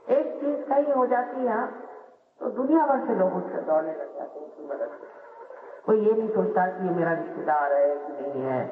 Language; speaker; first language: Hindi; non-native, local second language; Marathi